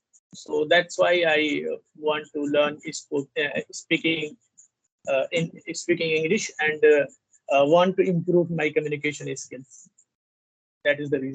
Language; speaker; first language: English; non-native, learner; Hindi